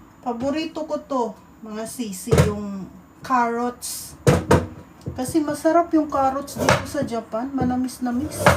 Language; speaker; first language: Filipino; native; Filipino